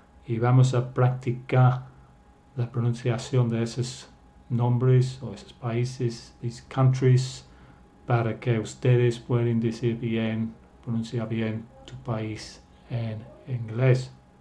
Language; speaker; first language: Spanish; non-native, fluent; English